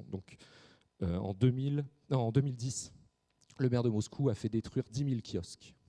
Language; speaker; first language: French; native; French